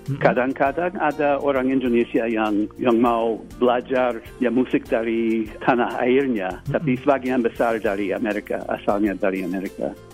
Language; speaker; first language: Indonesian; non-native, fluent; English